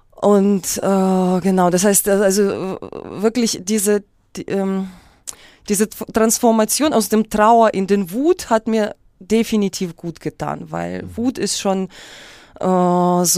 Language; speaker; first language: German; non-native, fluent; Russian